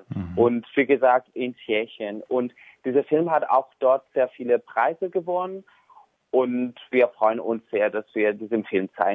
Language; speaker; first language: German; non-native, fluent; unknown